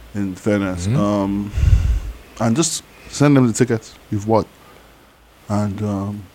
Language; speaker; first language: English; non-native, fluent; Yoruba